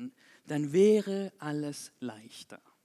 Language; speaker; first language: German; non-native, fluent; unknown